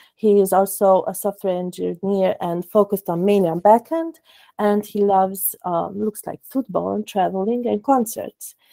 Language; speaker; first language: English; non-native, fluent; Romanian